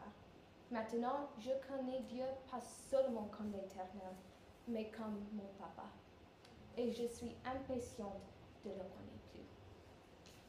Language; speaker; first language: French; non-native, learner; English